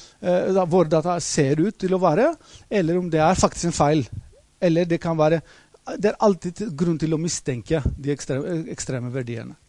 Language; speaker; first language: Norwegian; non-native, fluent; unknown